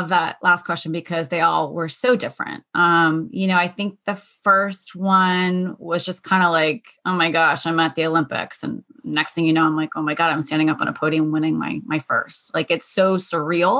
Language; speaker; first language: English; native; English